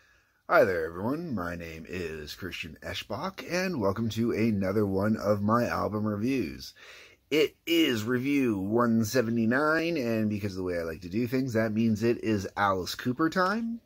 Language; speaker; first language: English; native; English